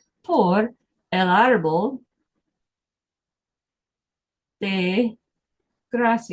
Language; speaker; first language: Spanish; non-native, fluent; English